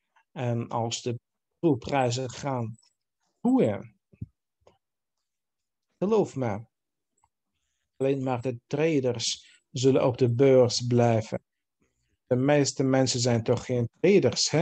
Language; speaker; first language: Dutch; non-native, fluent; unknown